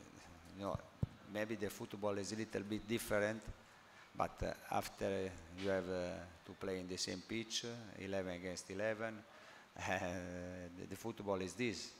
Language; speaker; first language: English; non-native, fluent; Italian